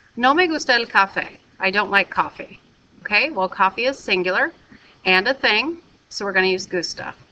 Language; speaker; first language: English; native; English